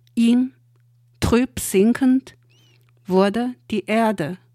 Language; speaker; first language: German; non-native, fluent; Chinese